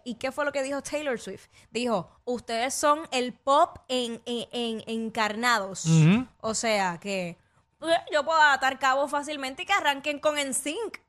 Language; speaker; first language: Spanish; native; Spanish